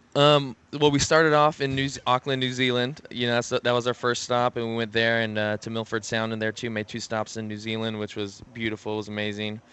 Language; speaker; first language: English; native; English